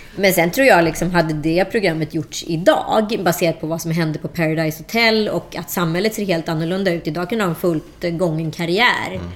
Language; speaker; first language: Swedish; early bilingual, other home language; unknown